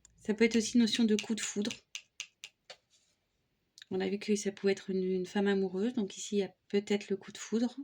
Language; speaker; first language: French; native; French